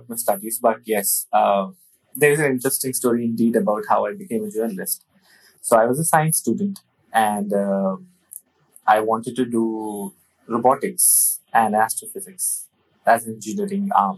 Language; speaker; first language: English; non-native, local second language; Hindi